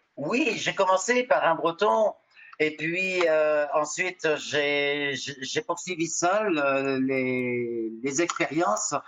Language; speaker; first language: French; native; French